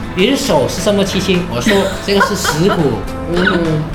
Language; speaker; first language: Chinese; non-native, fluent; Cantonese